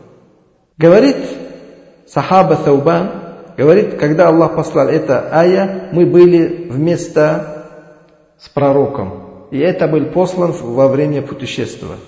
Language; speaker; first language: Russian; non-native, learner; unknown